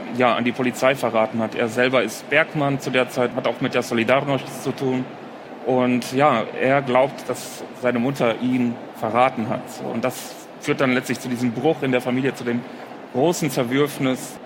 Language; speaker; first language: German; early bilingual, other home language; Polish